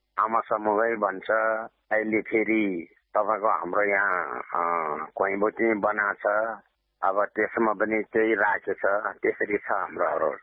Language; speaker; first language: Nepali; non-native, local second language; Gurung